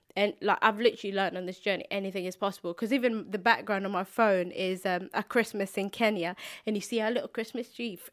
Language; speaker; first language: English; early bilingual, other home language; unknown